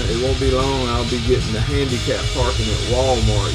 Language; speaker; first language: English; native; English